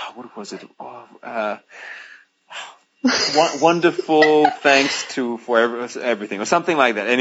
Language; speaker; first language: English; non-native, fluent; Greek